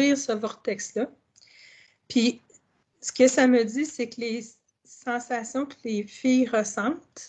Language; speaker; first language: French; native; French